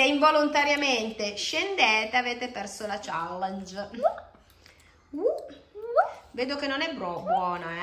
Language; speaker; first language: Italian; native; Italian